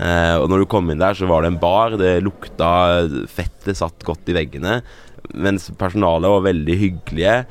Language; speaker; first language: Norwegian; native; Norwegian